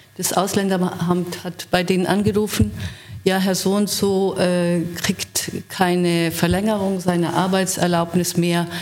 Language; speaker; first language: German; native; German